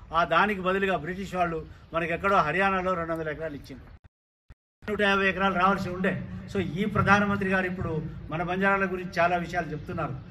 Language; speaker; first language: Telugu; non-native, local second language; Lambadi